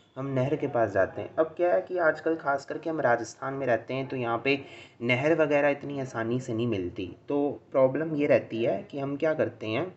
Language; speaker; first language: Hindi; non-native, local second language; Sindhi